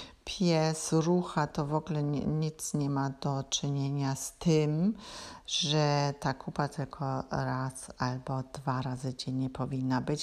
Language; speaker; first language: Polish; non-native, learner; German